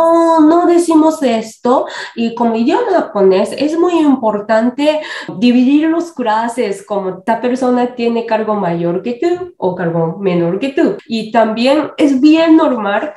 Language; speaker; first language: Spanish; non-native, fluent; Japanese